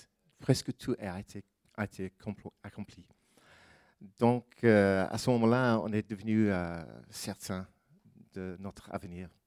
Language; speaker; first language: French; non-native, fluent; English